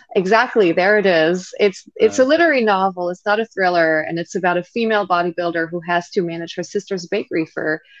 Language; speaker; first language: English; non-native, fluent; French